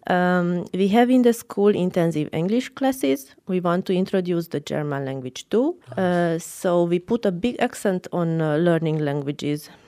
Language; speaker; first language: English; non-native, learner; Romanian